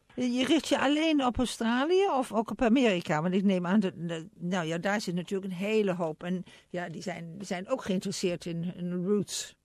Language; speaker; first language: Dutch; native; Dutch